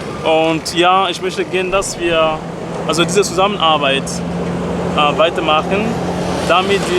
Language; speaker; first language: German; non-native, fluent; French